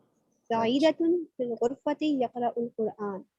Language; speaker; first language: Arabic; non-native, learner; Urdu